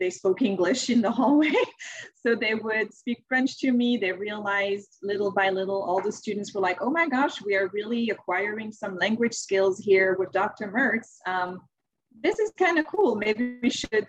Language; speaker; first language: English; non-native, fluent; French